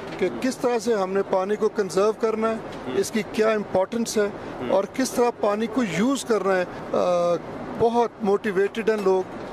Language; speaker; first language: Urdu; non-native, local second language; Punjabi